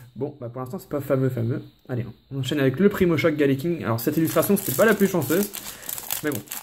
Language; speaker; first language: French; native; French